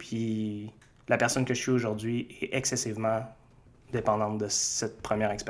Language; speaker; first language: French; native; French